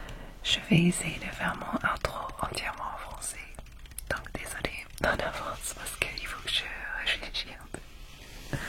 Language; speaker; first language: French; non-native, fluent; English